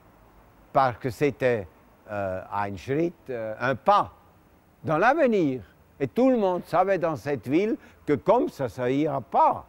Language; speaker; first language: French; non-native, local second language; German